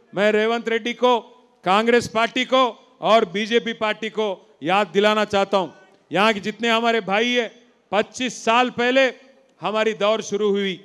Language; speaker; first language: Hindi; non-native, local second language; Telugu